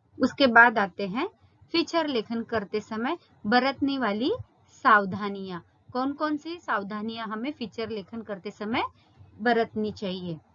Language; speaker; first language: Hindi; non-native, local second language; Marathi